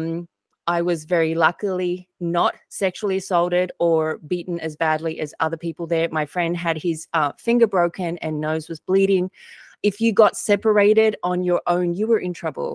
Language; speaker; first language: English; native; English